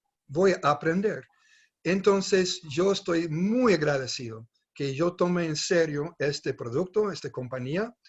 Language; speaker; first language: Spanish; non-native, fluent; English